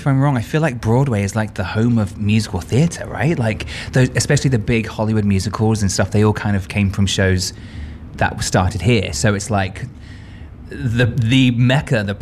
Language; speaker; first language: English; native; English